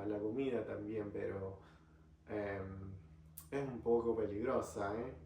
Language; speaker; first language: Spanish; non-native, fluent; English